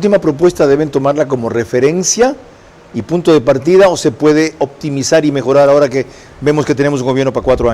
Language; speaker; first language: Spanish; native; Spanish